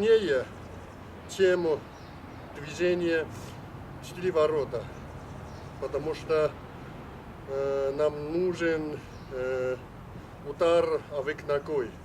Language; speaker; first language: Russian; non-native, learner; Chinese